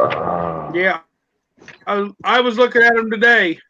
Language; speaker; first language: English; native; English